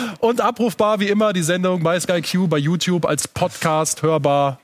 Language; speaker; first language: German; native; German